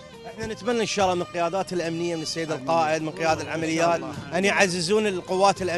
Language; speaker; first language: Arabic; native; Arabic